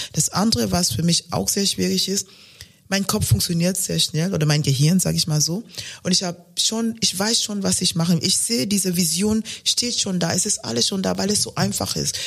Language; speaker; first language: German; non-native, fluent; Luo (Kenya and Tanzania)